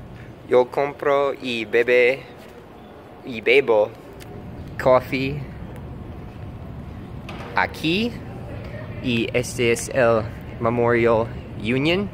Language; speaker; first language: Spanish; non-native, learner; English